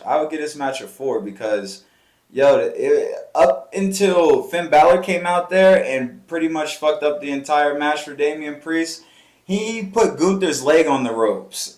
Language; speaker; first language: English; native; English